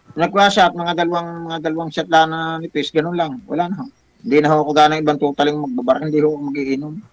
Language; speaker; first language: Filipino; native; Filipino